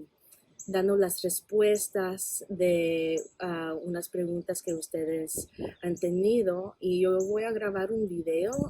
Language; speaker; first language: Spanish; non-native, fluent; English